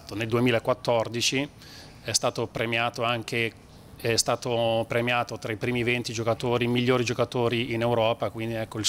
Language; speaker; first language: Italian; native; Italian